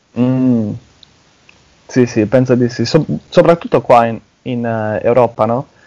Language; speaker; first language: Italian; non-native, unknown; English